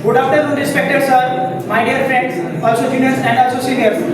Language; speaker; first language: English; non-native, local second language; Marathi